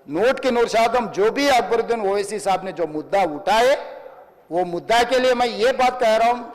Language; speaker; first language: Hindi; non-native, local second language; Telugu